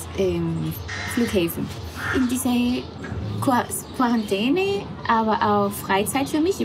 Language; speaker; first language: German; non-native, fluent; Spanish